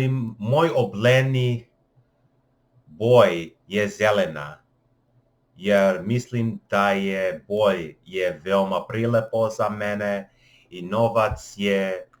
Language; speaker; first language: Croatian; non-native, learner; English